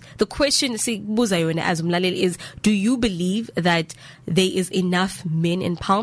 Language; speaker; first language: English; non-native, local second language; Zulu